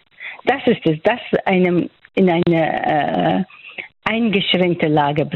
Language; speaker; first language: German; non-native, fluent; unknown